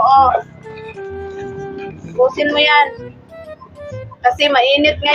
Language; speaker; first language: Filipino; native; Filipino